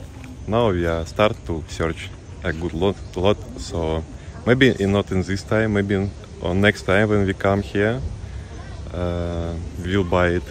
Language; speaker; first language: English; non-native, learner; Russian